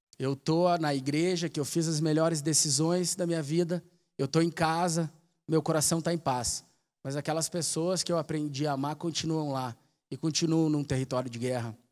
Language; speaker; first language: Portuguese; native; Portuguese